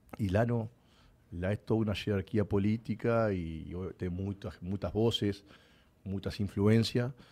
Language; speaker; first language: Spanish; native; Spanish